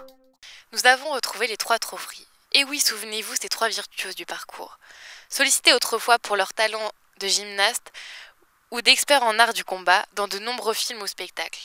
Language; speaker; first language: French; native; French